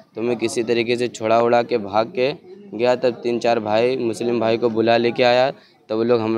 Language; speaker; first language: Hindi; native; Hindi